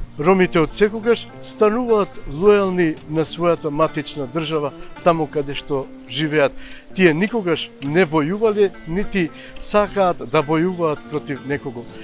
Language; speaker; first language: Macedonian; non-native, local second language; Romany